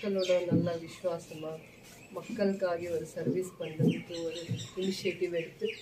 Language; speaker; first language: Tamil; non-native, local second language; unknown